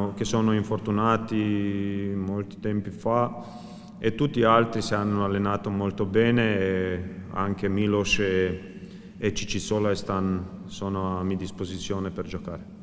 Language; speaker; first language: Italian; non-native, fluent; Croatian